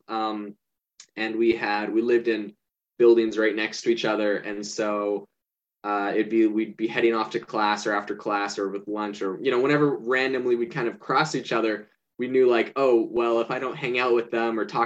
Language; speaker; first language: English; native; English